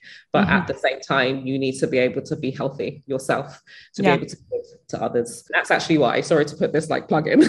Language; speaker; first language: English; native; English